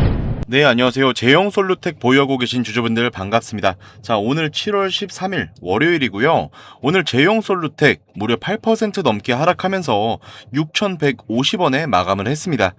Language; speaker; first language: Korean; native; Korean